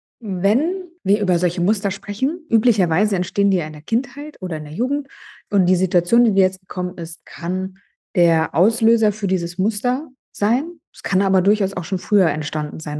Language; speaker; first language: German; native; German